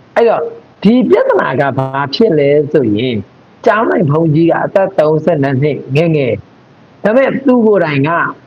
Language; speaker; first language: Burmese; non-native, local second language; Mon